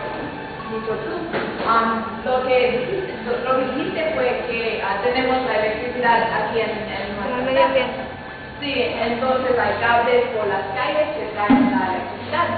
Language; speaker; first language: Spanish; non-native, fluent; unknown